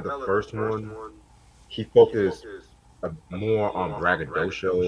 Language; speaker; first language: English; native; English